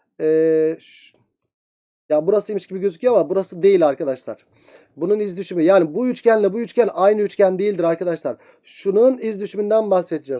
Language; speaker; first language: Turkish; native; Turkish